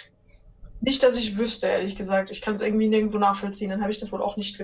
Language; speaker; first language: German; native; German